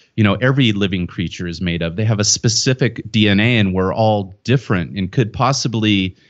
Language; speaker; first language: English; native; English